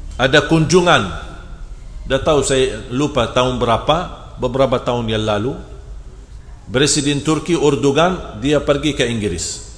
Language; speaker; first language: Indonesian; non-native, fluent; Arabic